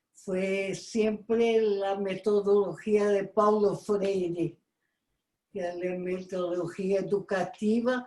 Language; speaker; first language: Spanish; non-native, fluent; Portuguese